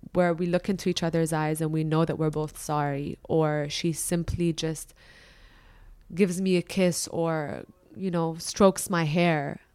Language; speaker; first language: English; early bilingual, other home language; Arabic